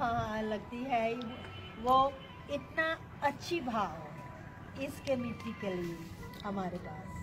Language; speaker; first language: Hindi; early bilingual, heritage; Hindi